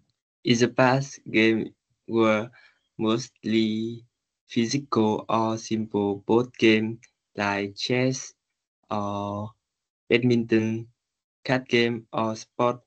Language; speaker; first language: English; non-native, learner; Vietnamese